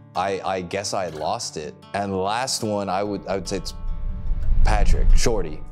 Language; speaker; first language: English; native; English